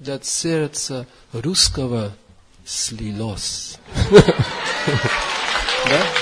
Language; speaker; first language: Russian; non-native, learner; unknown